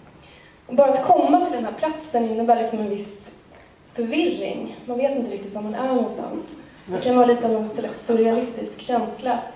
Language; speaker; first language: Swedish; native; Swedish